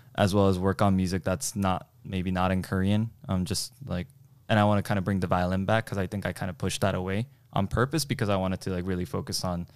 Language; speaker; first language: English; early bilingual, other home language; Korean